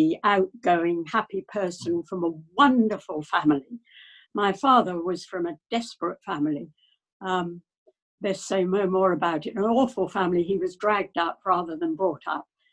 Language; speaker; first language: English; native; English